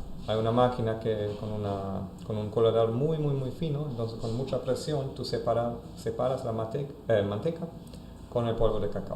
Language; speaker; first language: Spanish; non-native, fluent; German